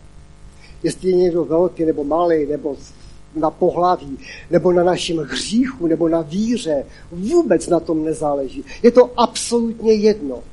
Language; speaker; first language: Czech; non-native, local second language; Polish